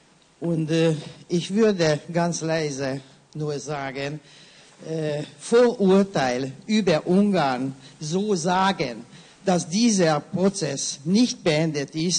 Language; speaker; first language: German; non-native, learner; Hungarian